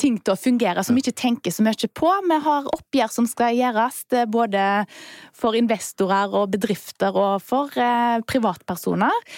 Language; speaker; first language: Norwegian; native; Norwegian